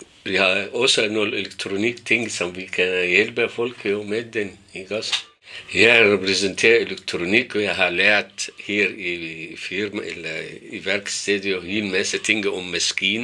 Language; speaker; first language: Danish; non-native, fluent; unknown